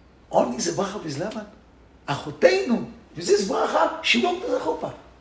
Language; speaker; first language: English; non-native, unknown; Hebrew